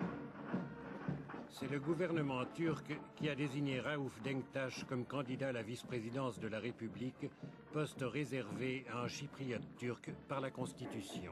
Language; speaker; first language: French; native; French